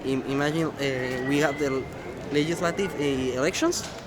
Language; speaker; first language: English; non-native, fluent; Spanish